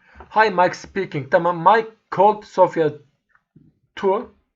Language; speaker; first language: English; non-native, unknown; Turkish